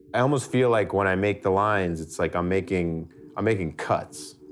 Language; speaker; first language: English; native; English